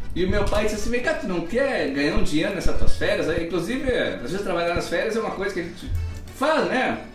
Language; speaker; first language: Portuguese; native; Portuguese